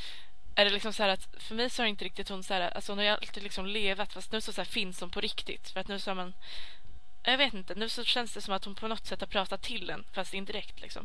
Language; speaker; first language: Swedish; native; Swedish